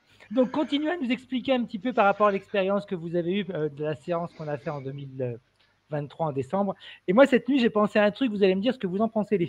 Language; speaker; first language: French; native; French